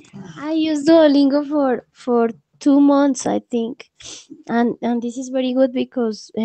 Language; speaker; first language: English; non-native, learner; Spanish